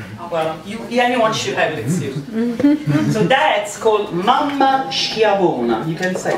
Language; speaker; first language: English; non-native, fluent; Italian